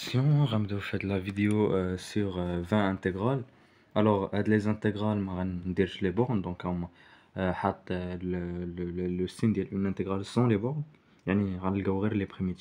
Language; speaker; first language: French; non-native, local second language; Arabic